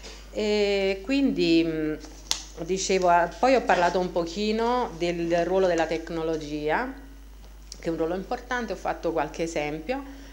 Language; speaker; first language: Italian; native; Italian